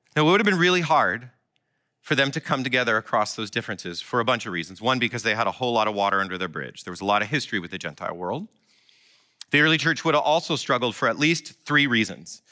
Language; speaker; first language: English; native; English